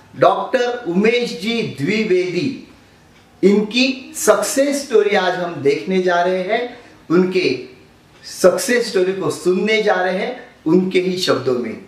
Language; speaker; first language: Hindi; non-native, local second language; Marathi